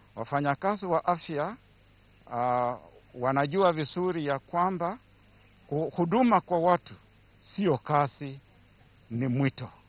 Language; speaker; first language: Swahili; non-native, local second language; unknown